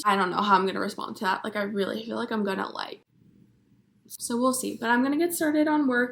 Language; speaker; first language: English; native; English